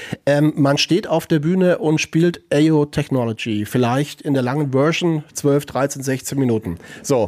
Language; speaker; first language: German; native; German